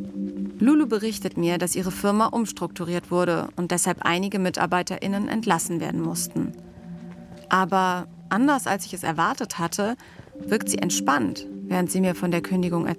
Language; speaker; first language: German; native; German